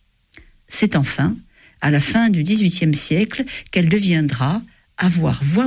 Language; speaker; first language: French; native; French